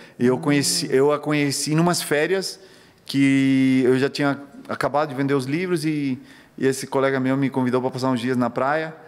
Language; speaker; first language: Portuguese; non-native, fluent; Spanish